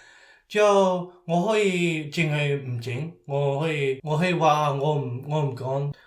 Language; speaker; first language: Cantonese; early bilingual, heritage; Cantonese